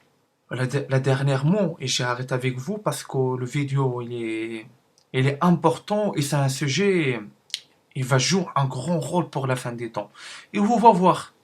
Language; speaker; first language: French; non-native, learner; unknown